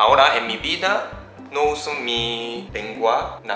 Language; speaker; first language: Spanish; non-native, learner; Japanese